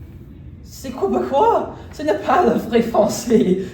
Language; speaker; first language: French; non-native, learner; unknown